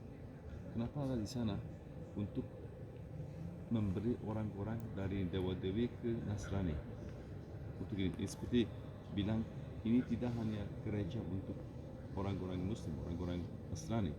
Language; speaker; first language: Indonesian; non-native, learner; Turkish